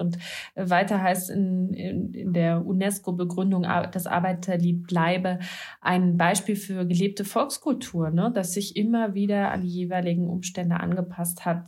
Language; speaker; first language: German; native; German